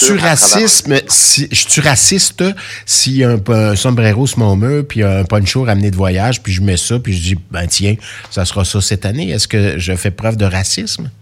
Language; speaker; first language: French; native; French